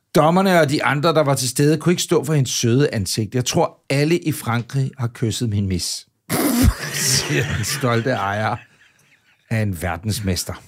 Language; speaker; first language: Danish; native; Danish